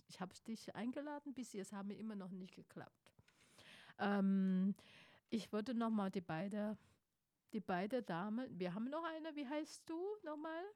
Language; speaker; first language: German; non-native, fluent; Chinese